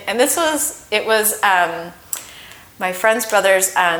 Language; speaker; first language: English; native; English